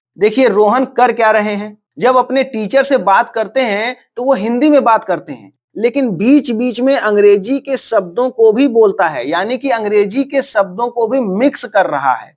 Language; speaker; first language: Hindi; native; Hindi